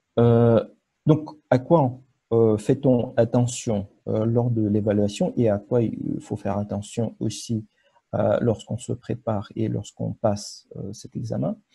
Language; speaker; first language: French; non-native, fluent; Russian